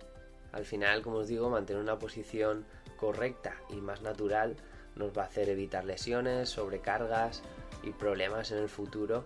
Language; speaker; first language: Spanish; native; Spanish